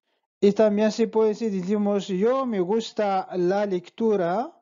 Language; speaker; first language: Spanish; non-native, fluent; Arabic